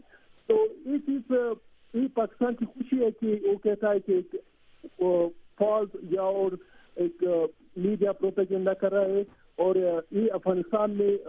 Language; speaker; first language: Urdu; non-native, learner; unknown